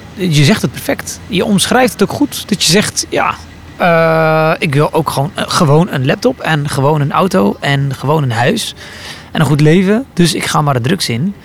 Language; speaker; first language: Dutch; early bilingual, other home language; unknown